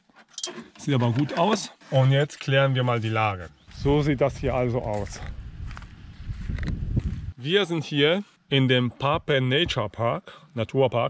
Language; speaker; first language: German; native; German